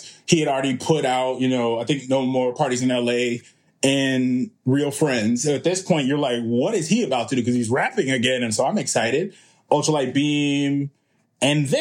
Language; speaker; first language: English; native; English